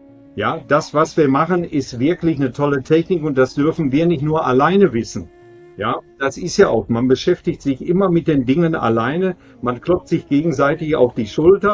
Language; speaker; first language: German; native; German